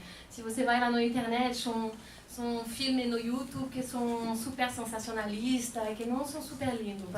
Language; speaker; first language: Portuguese; non-native, fluent; French